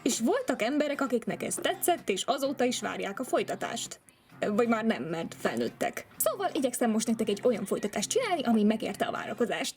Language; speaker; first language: Hungarian; native; Hungarian